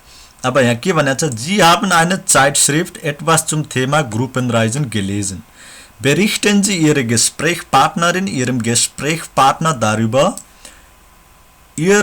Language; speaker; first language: German; non-native, learner; Nepali